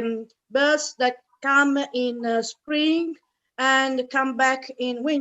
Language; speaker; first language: English; non-native, fluent; Italian